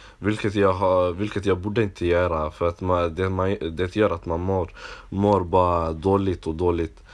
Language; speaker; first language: Swedish; non-native, local second language; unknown